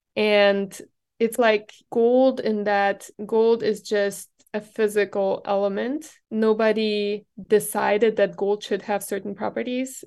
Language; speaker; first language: English; non-native, fluent; German